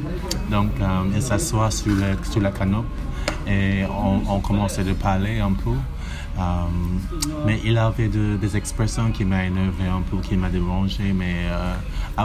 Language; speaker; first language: French; non-native, learner; English